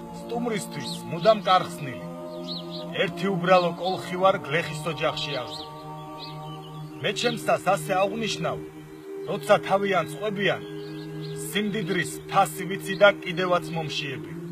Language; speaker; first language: Georgian; native; Georgian